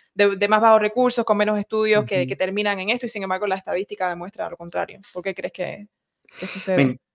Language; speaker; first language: Spanish; early bilingual, heritage; Spanish